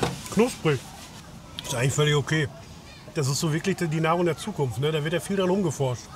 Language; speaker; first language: German; native; German